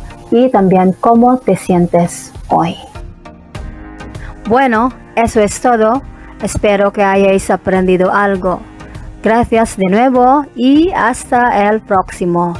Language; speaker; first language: Spanish; non-native, fluent; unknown